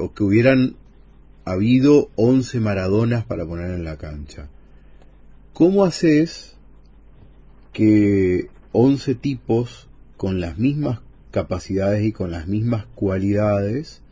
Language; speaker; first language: Spanish; native; Spanish